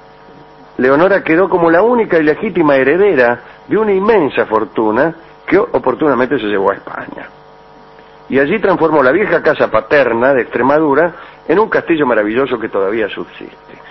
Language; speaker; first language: Spanish; native; Spanish